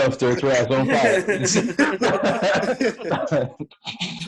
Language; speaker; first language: English; native; English